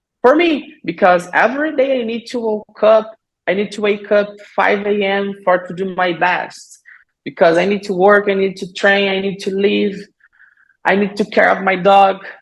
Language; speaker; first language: English; non-native, learner; Portuguese